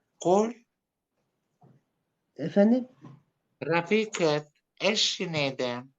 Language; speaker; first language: Arabic; non-native, learner; Turkish